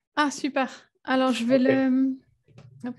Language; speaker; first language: French; native; French